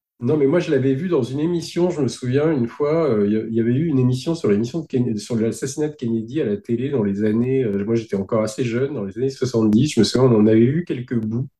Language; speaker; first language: French; native; French